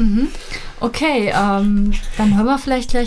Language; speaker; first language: German; native; German